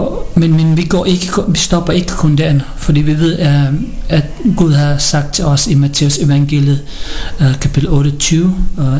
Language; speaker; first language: Danish; early bilingual, other home language; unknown